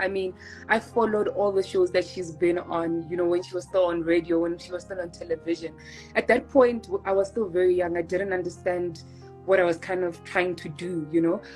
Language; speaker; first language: English; non-native, local second language; Tswana